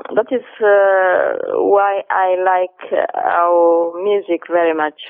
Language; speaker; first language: English; non-native, fluent; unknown